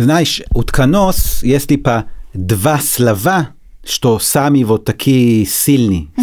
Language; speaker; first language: Russian; non-native, learner; Hebrew